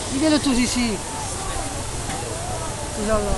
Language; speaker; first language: French; native; French